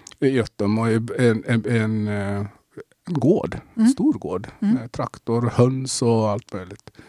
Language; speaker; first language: Swedish; early bilingual, other home language; Gusii